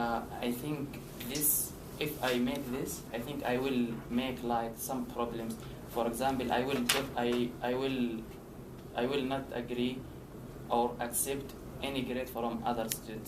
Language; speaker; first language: English; non-native, learner; Arabic